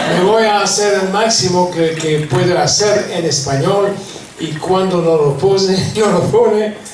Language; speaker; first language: Spanish; non-native, learner; French